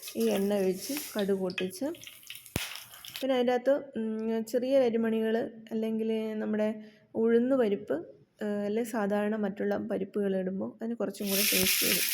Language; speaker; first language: Malayalam; native; Malayalam